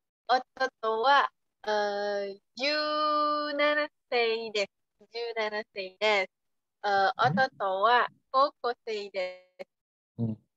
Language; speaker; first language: Japanese; non-native, learner; Indonesian